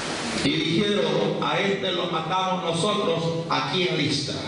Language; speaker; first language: Spanish; native; Spanish